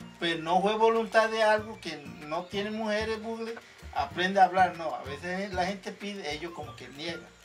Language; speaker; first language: Spanish; non-native, local second language; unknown